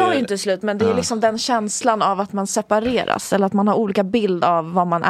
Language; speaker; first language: Swedish; native; Swedish